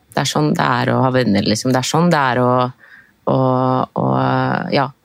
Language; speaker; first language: Norwegian; early bilingual, other home language; Arabic